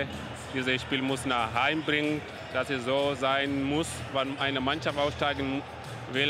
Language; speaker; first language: German; non-native, learner; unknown